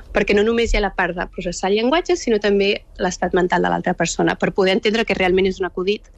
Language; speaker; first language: Catalan; early bilingual, other home language; Urdu